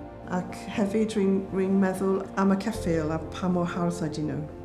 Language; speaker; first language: Welsh; non-native, learner; English